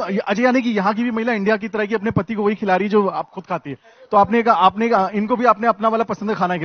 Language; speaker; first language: Hindi; native; Hindi